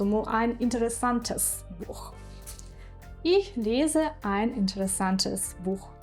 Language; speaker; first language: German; non-native, fluent; Ukrainian